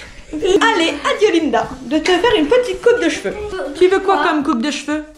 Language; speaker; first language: French; native; French